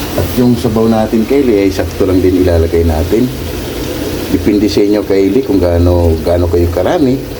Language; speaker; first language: Filipino; non-native, local second language; Cebuano